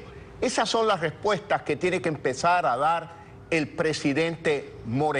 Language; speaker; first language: Spanish; native; Spanish